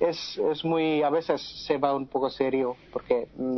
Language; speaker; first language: Spanish; non-native, fluent; Bangla